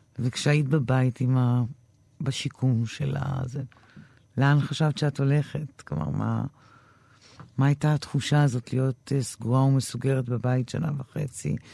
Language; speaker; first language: Hebrew; native; Hebrew